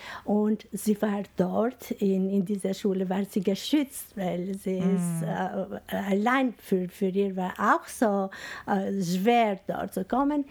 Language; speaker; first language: German; non-native, fluent; Albanian